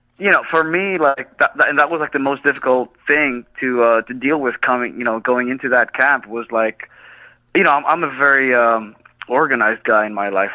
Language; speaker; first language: English; non-native, fluent; Greek